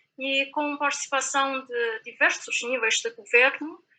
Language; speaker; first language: Portuguese; non-native, fluent; Chinese